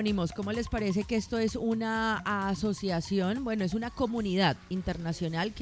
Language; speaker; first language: Spanish; native; Spanish